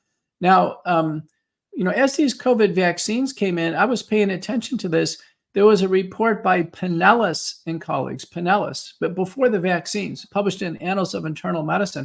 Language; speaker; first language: English; native; English